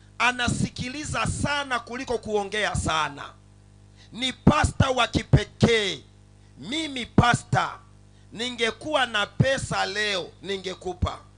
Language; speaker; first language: Swahili; non-native, local second language; Sukuma